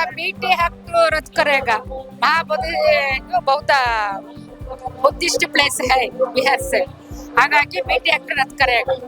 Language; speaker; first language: Hindi; non-native, local second language; Kannada